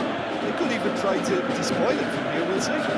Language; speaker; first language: English; native; English